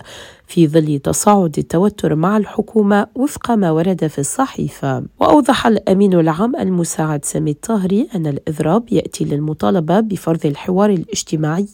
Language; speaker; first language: Arabic; native; Arabic